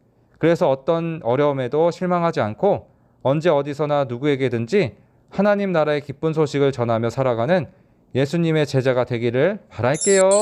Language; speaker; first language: Korean; native; Korean